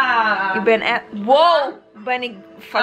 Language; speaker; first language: Dutch; non-native, learner; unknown